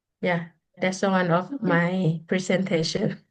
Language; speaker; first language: English; non-native, learner; Lao